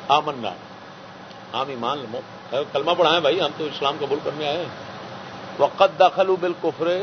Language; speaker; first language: Urdu; non-native, local second language; Saraiki